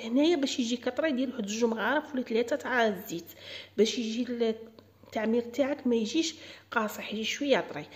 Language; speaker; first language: Arabic; native; Arabic